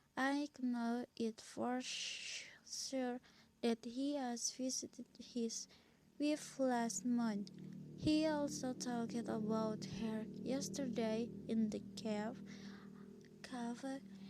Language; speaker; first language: English; non-native, learner; Indonesian